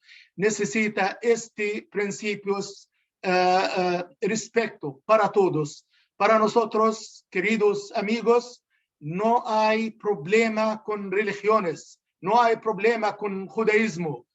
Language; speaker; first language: Spanish; non-native, learner; Arabic